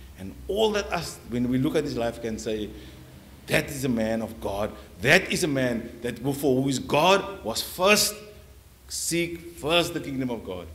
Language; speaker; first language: English; non-native, local second language; Afrikaans